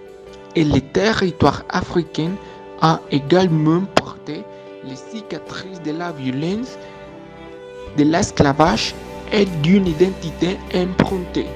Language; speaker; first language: French; non-native, learner; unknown